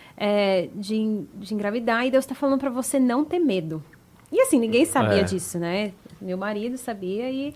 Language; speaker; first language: Portuguese; native; Portuguese